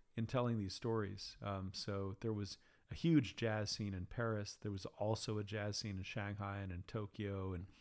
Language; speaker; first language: English; native; English